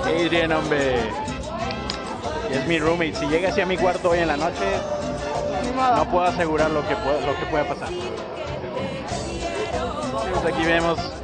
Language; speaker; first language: Spanish; native; Spanish